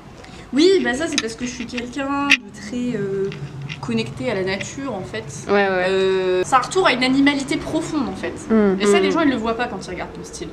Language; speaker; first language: French; native; French